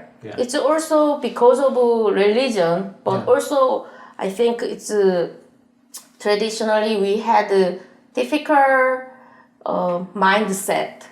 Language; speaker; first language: English; non-native, learner; Korean